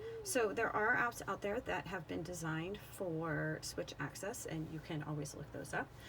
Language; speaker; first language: English; native; English